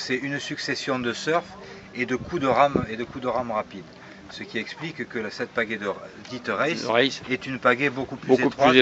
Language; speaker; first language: French; native; French